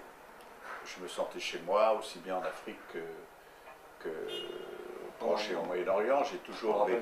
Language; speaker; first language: French; native; French